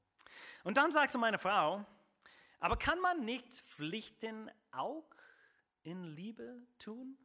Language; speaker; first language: German; non-native, fluent; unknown